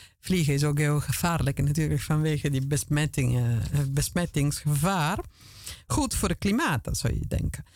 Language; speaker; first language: Dutch; non-native, fluent; Italian